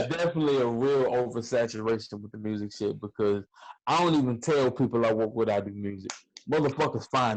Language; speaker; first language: English; native; English